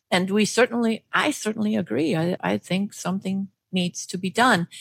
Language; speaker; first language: English; non-native, fluent; German